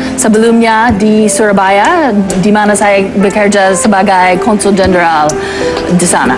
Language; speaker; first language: Indonesian; non-native, fluent; English